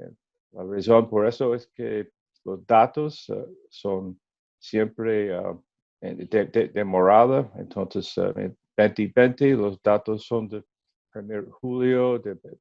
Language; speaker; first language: Spanish; non-native, learner; English